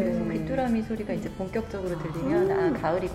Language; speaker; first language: Korean; native; Korean